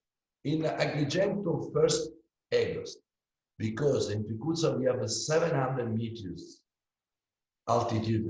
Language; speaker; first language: English; non-native, learner; Italian